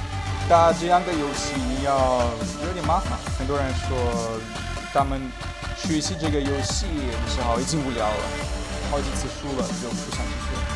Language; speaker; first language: Chinese; non-native, learner; Russian